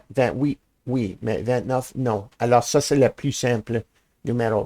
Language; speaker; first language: French; non-native, learner; English